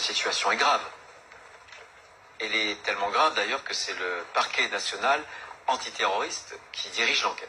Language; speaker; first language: French; native; French